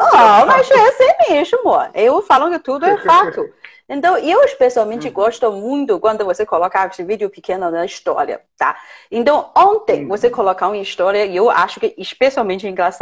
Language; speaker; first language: Portuguese; non-native, fluent; Chinese